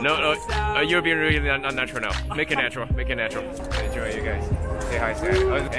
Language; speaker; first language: English; non-native, learner; Chinese